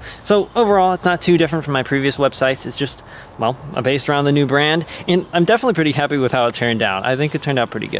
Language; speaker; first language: English; native; English